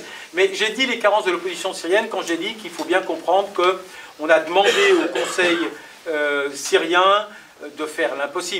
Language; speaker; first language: French; native; French